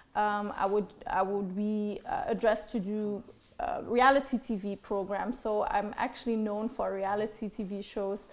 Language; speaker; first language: English; non-native, fluent; Dutch